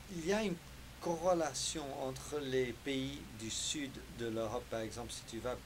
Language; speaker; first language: French; non-native, fluent; English